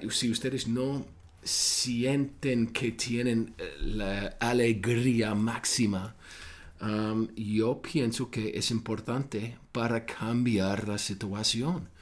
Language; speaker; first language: Spanish; non-native, fluent; English